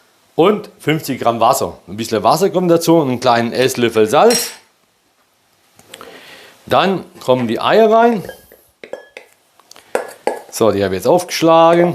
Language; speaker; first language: German; early bilingual, other home language; Polish